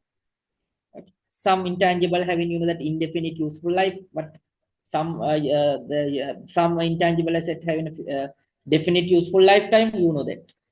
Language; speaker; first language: English; non-native, local second language; Sinhala